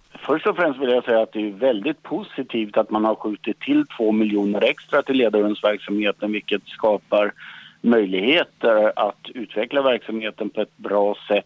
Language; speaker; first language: Swedish; native; Swedish